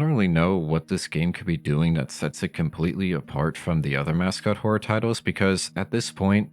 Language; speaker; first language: English; native; English